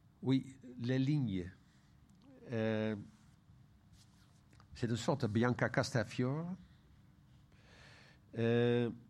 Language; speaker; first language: French; non-native, fluent; Dutch